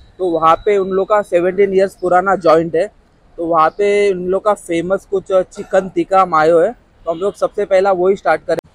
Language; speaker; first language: Hindi; non-native, local second language; Marathi